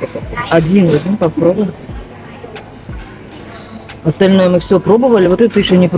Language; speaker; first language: Russian; native; Russian